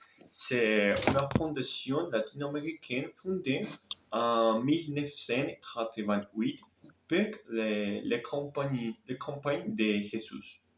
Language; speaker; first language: French; non-native, learner; Spanish